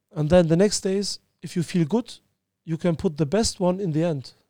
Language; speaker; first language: English; early bilingual, other home language; Albanian